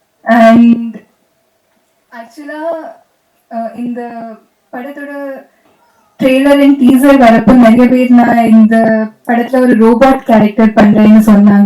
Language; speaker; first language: Tamil; non-native, learner; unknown